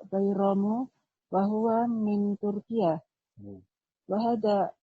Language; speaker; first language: Arabic; non-native, learner; Indonesian